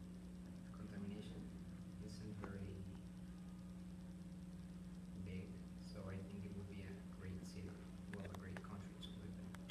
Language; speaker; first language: English; non-native, learner; Spanish